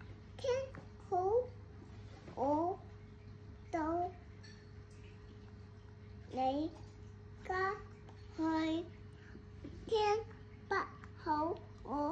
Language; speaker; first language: Chinese; non-native, local second language; Cantonese